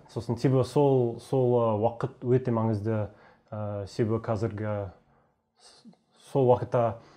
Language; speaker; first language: Kazakh; non-native, learner; English